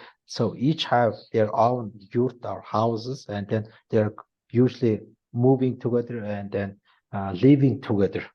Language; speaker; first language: English; non-native, learner; Mongolian